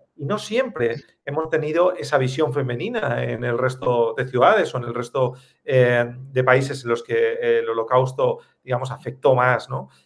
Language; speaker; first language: Spanish; native; Spanish